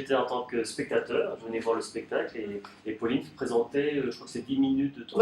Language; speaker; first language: French; native; French